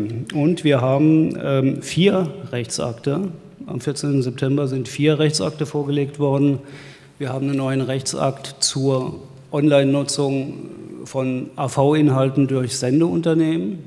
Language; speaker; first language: German; native; German